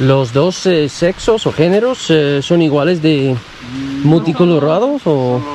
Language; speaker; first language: Spanish; non-native, learner; English